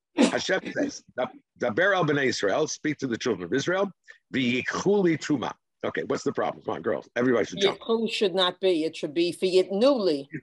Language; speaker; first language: English; non-native, fluent; Hebrew